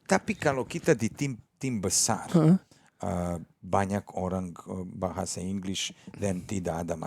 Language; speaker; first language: Indonesian; non-native, fluent; Serbian